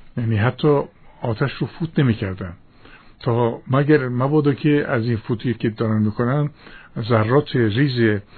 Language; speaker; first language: Persian; native; Persian